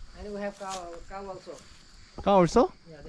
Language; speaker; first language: English; non-native, learner; Nepali